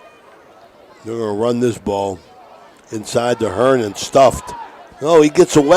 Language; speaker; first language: English; native; English